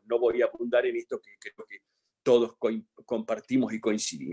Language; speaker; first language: Spanish; native; Spanish